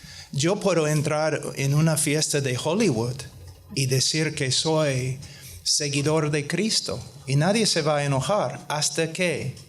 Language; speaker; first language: Spanish; non-native, fluent; English